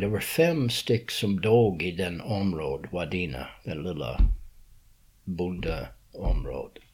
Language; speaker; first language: Swedish; non-native, learner; English